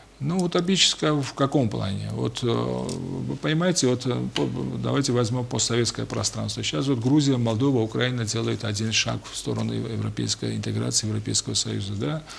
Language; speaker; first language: Russian; non-native, local second language; Georgian